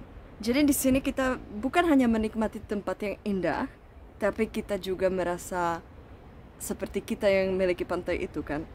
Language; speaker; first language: Indonesian; non-native, fluent; Czech